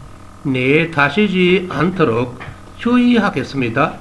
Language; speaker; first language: Korean; non-native, learner; Urdu